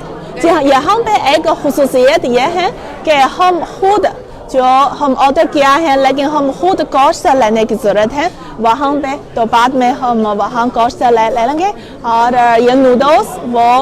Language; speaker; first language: Hindi; non-native, learner; Chinese